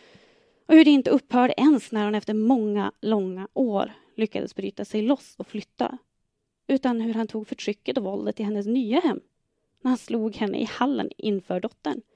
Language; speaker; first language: Swedish; native; Swedish